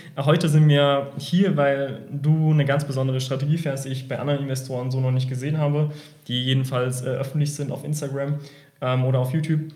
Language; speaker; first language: German; early bilingual, other home language; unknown